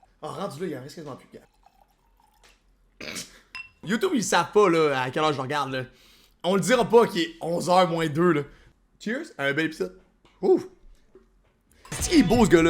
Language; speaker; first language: French; native; French